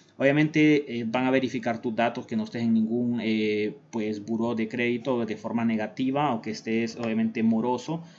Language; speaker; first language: Spanish; native; Spanish